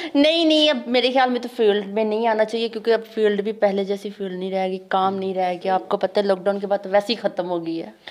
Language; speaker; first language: Urdu; native; Urdu